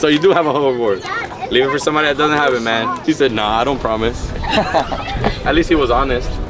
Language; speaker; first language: English; early bilingual, other home language; Spanish